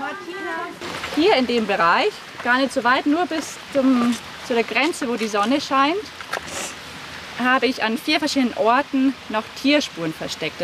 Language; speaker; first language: German; native; German